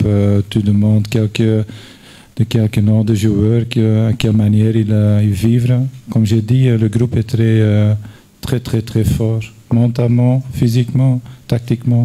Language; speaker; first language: French; non-native, learner; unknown